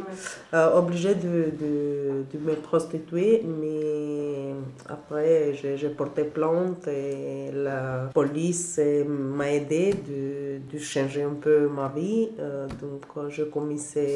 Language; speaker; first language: French; non-native, learner; Albanian